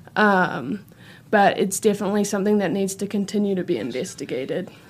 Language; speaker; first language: English; native; English